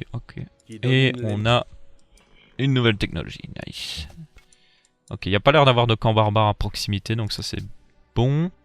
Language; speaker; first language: French; native; French